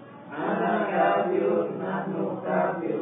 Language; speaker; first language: Arabic; non-native, learner; Indonesian